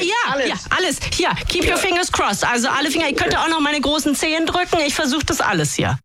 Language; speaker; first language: German; native; German